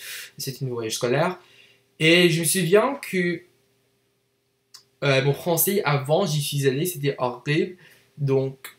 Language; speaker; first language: French; non-native, learner; English